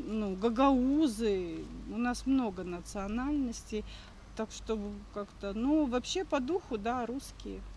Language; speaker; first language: Russian; native; Russian